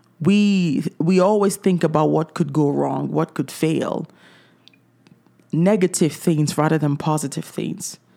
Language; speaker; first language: English; native; English